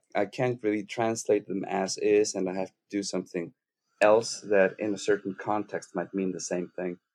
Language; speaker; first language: English; non-native, fluent; Icelandic